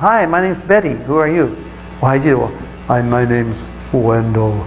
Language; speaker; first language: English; non-native, fluent; Chinese